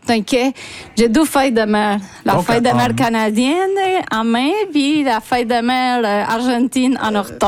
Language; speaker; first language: French; non-native, fluent; Spanish